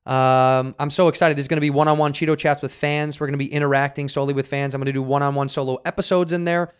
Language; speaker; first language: English; native; English